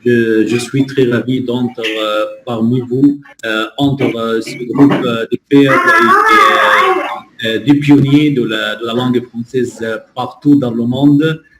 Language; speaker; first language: French; non-native, fluent; Arabic